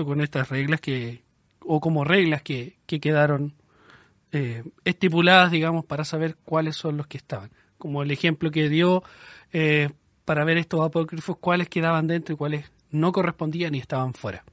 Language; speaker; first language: Spanish; native; Spanish